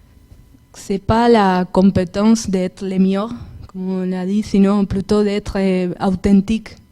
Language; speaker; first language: French; non-native, fluent; Spanish